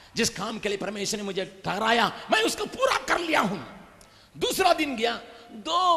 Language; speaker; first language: Hindi; non-native, local second language; Tamil